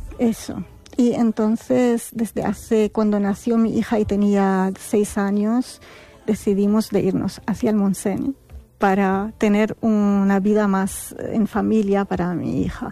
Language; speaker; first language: Spanish; non-native, fluent; Arabic